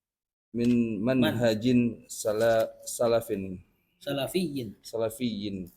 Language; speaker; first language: Arabic; non-native, learner; Indonesian